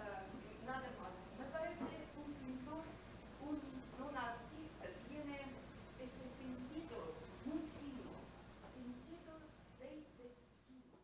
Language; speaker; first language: Spanish; non-native, learner; Russian